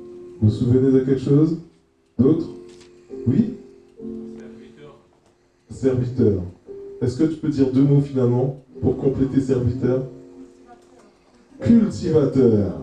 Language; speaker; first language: French; native; French